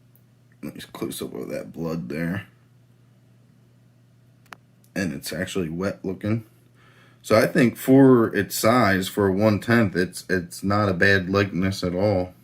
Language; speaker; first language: English; native; English